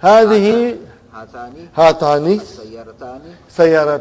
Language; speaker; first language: Arabic; non-native, fluent; Bangla